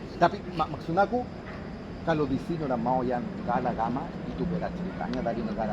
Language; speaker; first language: Indonesian; non-native, fluent; Spanish